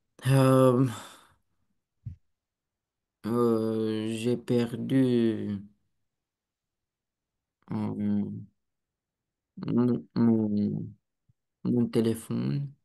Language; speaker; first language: French; non-native, learner; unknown